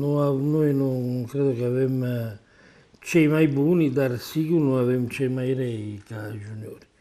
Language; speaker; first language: Romanian; non-native, learner; Italian